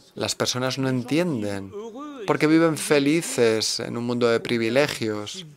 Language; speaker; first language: Spanish; non-native, fluent; German